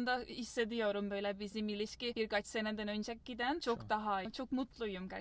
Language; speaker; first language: Turkish; non-native, fluent; Estonian